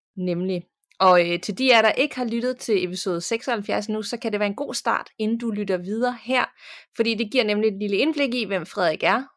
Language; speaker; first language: Danish; native; Danish